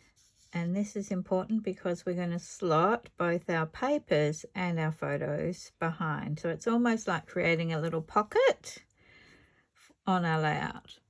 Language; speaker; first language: English; native; English